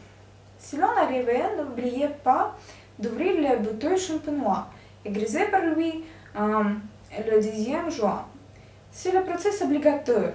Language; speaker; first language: French; non-native, learner; Russian